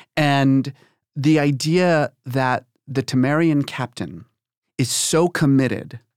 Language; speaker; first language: English; early bilingual, other home language; Persian